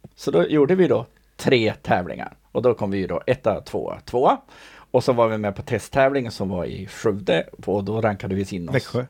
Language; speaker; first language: Swedish; native; Swedish